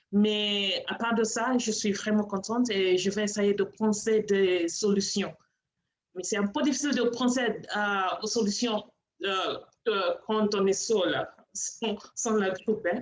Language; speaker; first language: French; non-native, learner; English